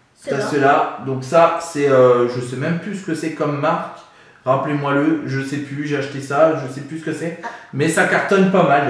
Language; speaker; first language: French; native; French